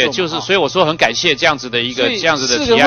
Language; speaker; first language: Chinese; native; Chinese